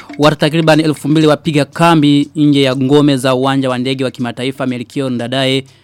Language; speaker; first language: Swahili; non-native, local second language; Rundi